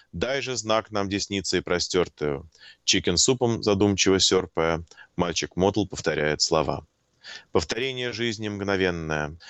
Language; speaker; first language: Russian; native; Russian